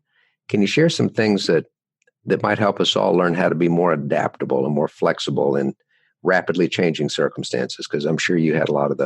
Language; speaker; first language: English; native; English